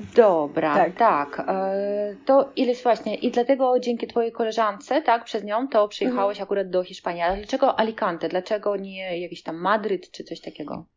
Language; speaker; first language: Polish; native; Polish